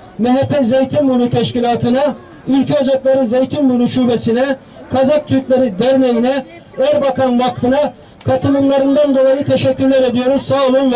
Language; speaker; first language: Turkish; native; Turkish